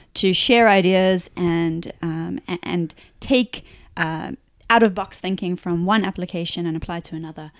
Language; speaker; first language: English; native; English